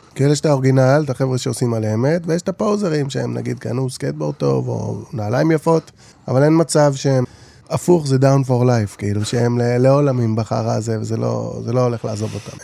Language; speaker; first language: Hebrew; native; Hebrew